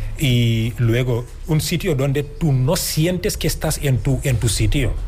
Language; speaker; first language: Spanish; non-native, fluent; Wolof